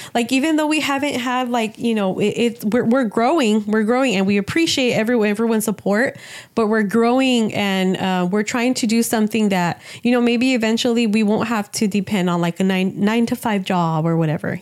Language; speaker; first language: English; early bilingual, other home language; Spanish